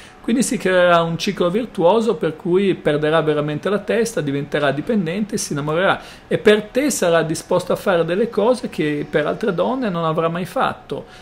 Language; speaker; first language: Italian; native; Italian